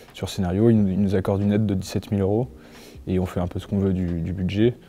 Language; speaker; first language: French; native; French